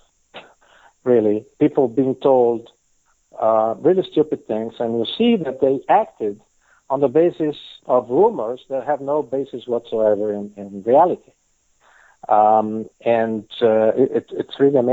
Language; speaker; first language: English; non-native, fluent; Italian